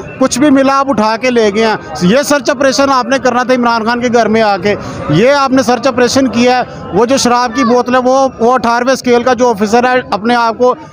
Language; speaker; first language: Urdu; non-native, local second language; Punjabi